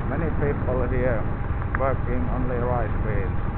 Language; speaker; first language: English; non-native, learner; Finnish